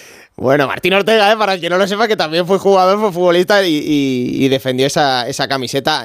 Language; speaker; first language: Spanish; native; Spanish